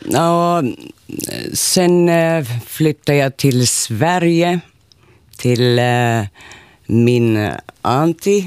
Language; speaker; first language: Swedish; non-native, local second language; Finnish